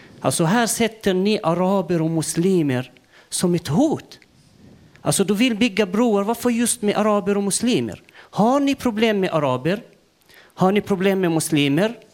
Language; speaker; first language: Swedish; non-native, fluent; Arabic